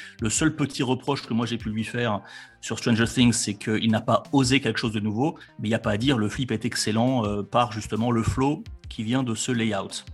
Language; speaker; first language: French; native; French